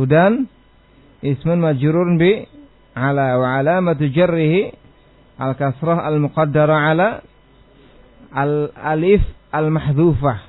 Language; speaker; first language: Arabic; non-native, fluent; Indonesian